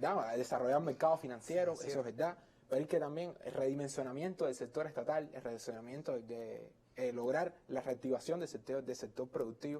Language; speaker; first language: Spanish; native; Spanish